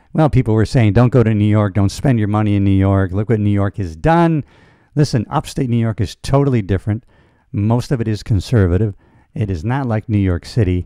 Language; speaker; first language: English; native; English